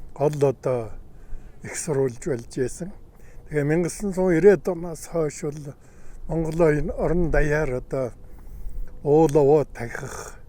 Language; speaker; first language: Mongolian; native; Mongolian